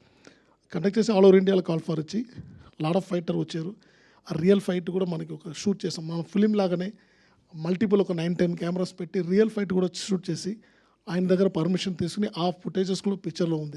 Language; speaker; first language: Telugu; non-native, fluent; Tamil